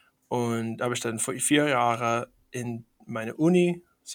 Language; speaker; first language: German; non-native, fluent; English